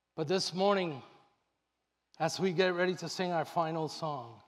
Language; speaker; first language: English; non-native, local second language; Spanish